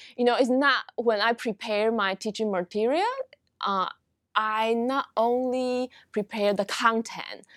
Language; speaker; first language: English; non-native, fluent; Chinese